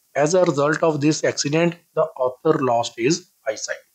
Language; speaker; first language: English; non-native, local second language; Punjabi